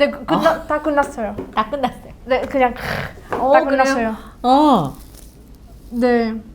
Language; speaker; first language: Korean; non-native, learner; Spanish